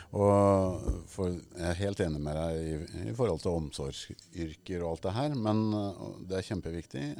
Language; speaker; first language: Norwegian; native; Norwegian